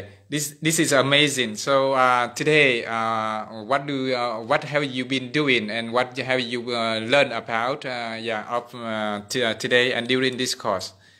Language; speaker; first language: English; non-native, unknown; Vietnamese